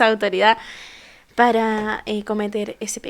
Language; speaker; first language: Spanish; native; Spanish